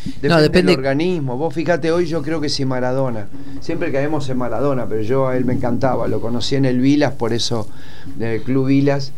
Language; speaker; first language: Spanish; native; Spanish